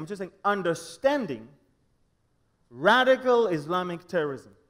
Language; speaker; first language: English; non-native, fluent; Hebrew